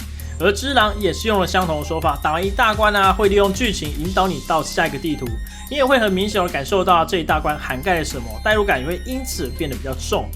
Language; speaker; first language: Chinese; native; Chinese